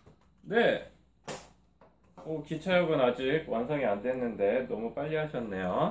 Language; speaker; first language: Korean; native; Korean